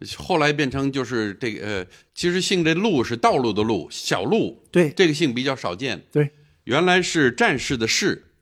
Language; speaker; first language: Chinese; non-native, fluent; English